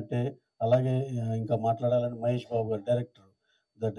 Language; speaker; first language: Telugu; native; Telugu